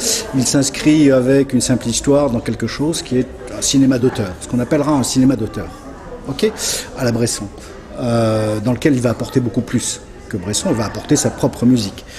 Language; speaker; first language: French; native; French